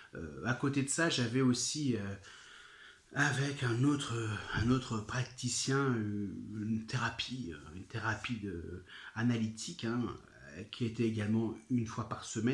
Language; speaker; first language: French; native; French